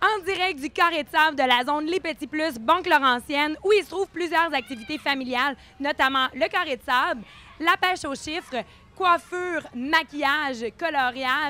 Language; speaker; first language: French; native; French